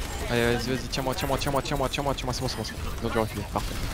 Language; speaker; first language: French; native; French